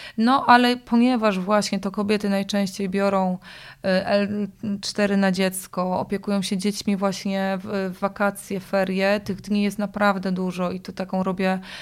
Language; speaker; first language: Polish; native; Polish